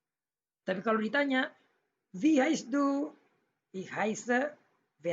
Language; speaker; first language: German; non-native, learner; Indonesian